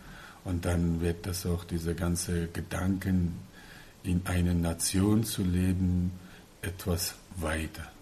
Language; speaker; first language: German; non-native, learner; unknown